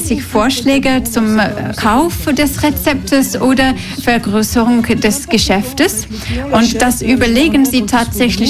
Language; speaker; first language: German; non-native, fluent; English